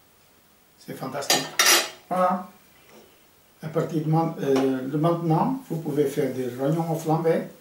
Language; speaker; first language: French; non-native, fluent; Portuguese